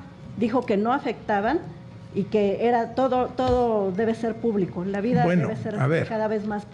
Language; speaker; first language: Spanish; native; Spanish